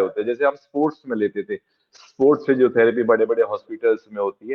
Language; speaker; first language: Hindi; native; Hindi